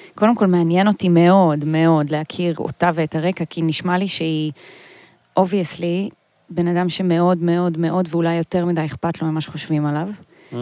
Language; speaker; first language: Hebrew; native; Hebrew